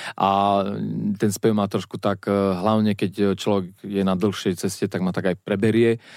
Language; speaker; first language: Slovak; native; Slovak